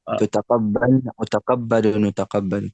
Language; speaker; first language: Arabic; non-native, learner; Urdu